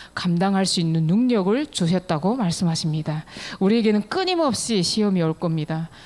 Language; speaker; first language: Korean; native; Korean